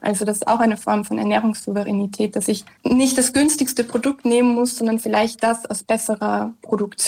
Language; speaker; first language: German; native; German